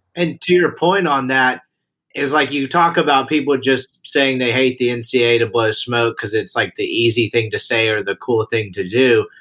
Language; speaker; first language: English; native; English